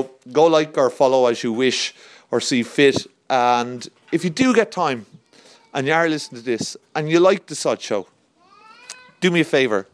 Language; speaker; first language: English; native; English